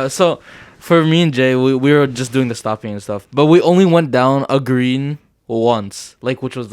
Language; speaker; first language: English; native; English